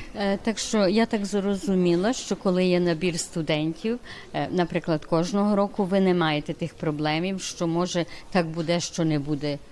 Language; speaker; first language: Ukrainian; early bilingual, heritage; Ukrainian